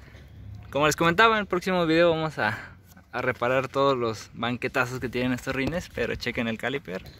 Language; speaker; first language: Spanish; native; Spanish